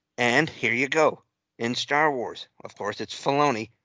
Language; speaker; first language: English; native; English